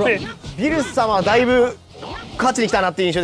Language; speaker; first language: Japanese; native; Japanese